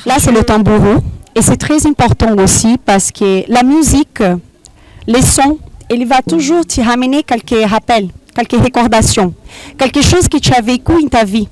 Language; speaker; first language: French; non-native, fluent; Portuguese